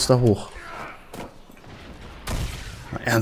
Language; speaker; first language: German; native; German